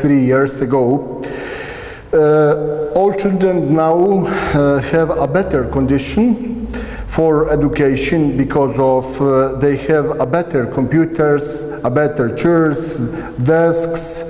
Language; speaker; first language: English; non-native, learner; Bosnian